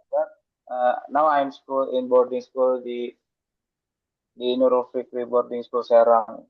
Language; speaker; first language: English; non-native, learner; Indonesian